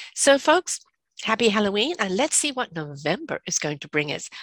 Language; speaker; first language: English; native; English